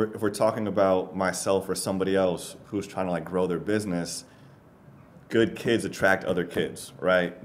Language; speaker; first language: English; native; English